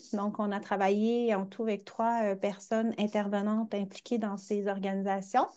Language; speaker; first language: French; native; French